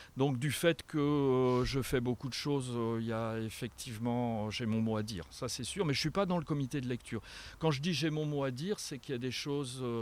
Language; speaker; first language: French; native; French